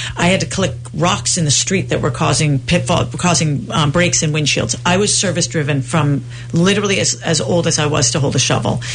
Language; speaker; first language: English; native; English